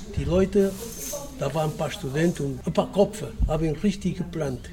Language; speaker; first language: German; non-native, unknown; Portuguese